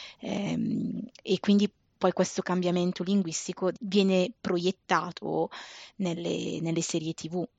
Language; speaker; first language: Italian; native; Italian